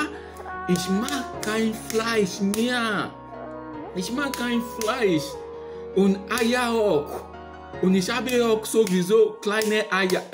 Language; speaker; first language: German; non-native, learner; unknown